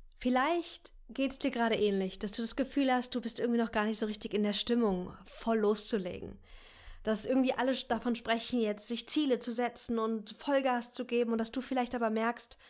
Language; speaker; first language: German; native; German